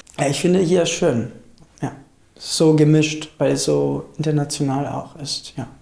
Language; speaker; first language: German; non-native, fluent; Italian